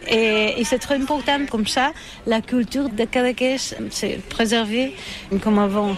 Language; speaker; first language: French; non-native, learner; Catalan